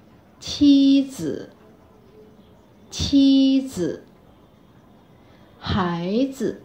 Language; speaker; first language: Chinese; non-native, fluent; Bangla